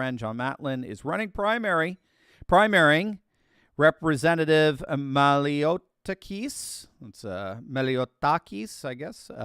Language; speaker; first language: English; native; English